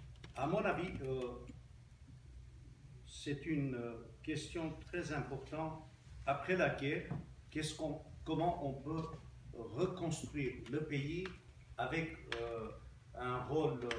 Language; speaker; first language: French; non-native, fluent; Armenian